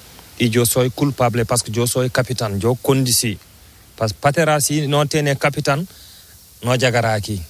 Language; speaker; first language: Spanish; non-native, learner; Fula